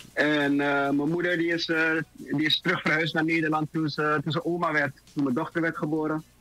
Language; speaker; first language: Dutch; native; Dutch